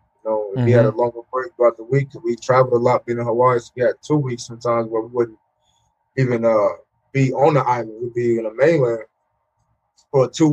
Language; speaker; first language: English; native; English